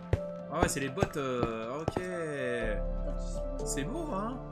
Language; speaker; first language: French; native; French